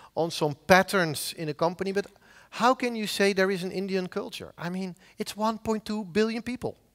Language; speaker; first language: English; non-native, fluent; Dutch